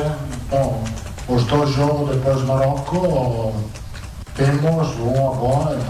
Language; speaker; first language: Portuguese; non-native, fluent; Italian